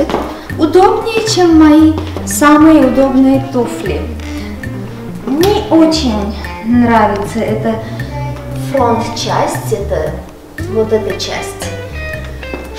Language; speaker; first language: Russian; non-native, local second language; Armenian